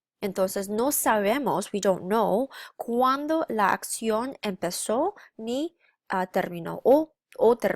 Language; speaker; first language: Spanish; non-native, fluent; English